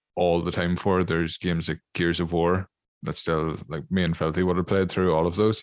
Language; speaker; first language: English; native; English